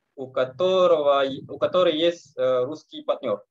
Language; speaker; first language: Russian; non-native, learner; Malay